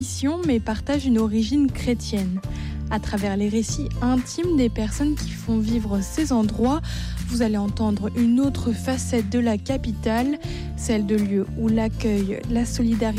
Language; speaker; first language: French; native; French